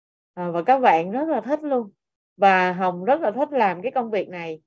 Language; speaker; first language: Vietnamese; native; Vietnamese